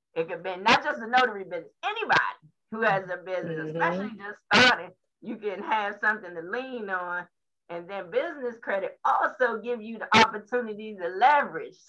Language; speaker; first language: English; native; English